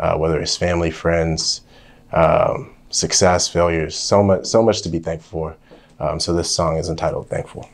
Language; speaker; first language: English; native; English